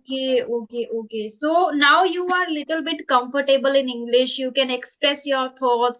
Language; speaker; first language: English; non-native, local second language; Hindi